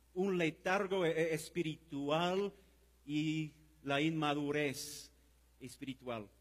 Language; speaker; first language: Spanish; non-native, fluent; English